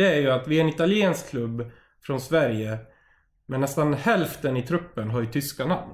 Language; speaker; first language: Swedish; native; Swedish